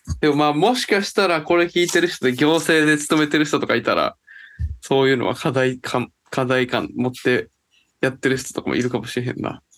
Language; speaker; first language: Japanese; native; Japanese